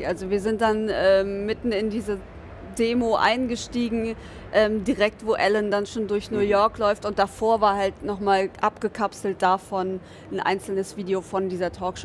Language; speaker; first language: German; native; German